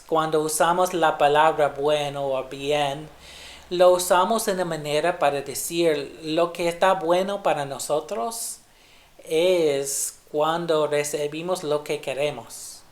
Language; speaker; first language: Spanish; non-native, fluent; English